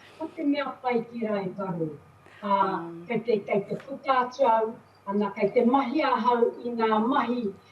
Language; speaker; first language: Māori; native; Māori